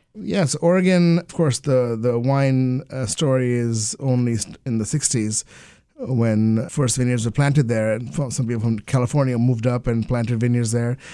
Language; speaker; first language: English; non-native, local second language; Bangla